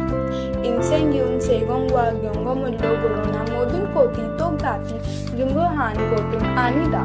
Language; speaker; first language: Korean; non-native, learner; Hindi